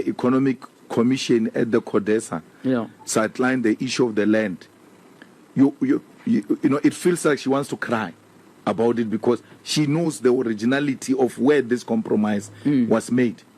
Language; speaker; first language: English; non-native, local second language; Northern Sotho